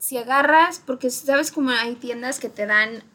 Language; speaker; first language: Spanish; early bilingual, other home language; English